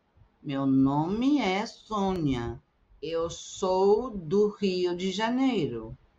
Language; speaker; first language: Portuguese; non-native, fluent; Spanish